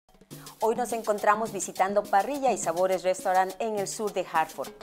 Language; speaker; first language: Spanish; native; Spanish